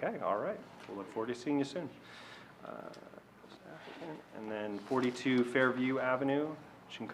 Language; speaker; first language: English; native; English